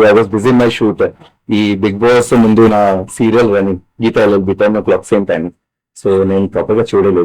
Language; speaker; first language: Telugu; non-native, learner; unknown